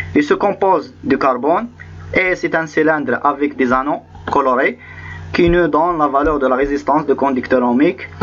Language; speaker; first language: French; non-native, local second language; Arabic